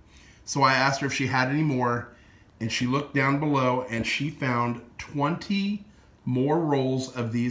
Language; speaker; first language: English; native; English